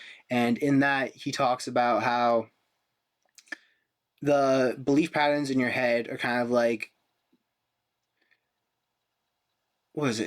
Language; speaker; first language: English; native; English